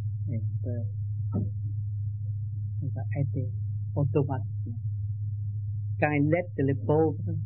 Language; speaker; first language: French; non-native, learner; Vietnamese